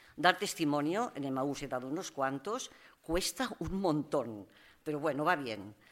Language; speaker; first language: Spanish; non-native, local second language; Catalan